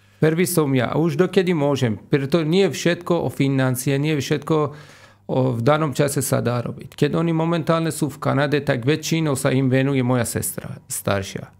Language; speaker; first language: Slovak; non-native, fluent; Persian